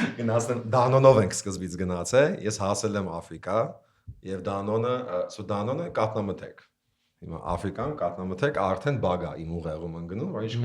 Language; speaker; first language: Armenian; early bilingual, heritage; Armenian